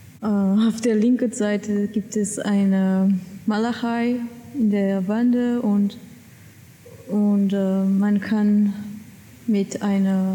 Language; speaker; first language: German; non-native, learner; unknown